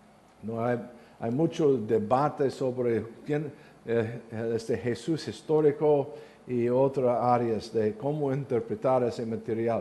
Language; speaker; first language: Spanish; non-native, learner; English